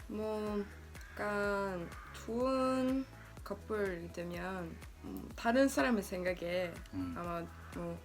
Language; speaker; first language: Korean; non-native, learner; Swedish